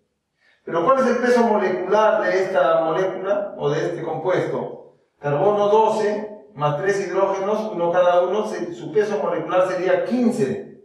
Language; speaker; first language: Spanish; native; Spanish